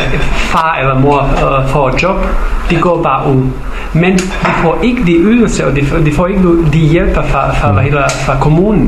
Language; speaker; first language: Danish; non-native, fluent; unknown